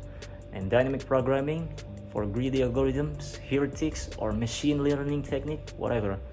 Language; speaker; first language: English; non-native, learner; Indonesian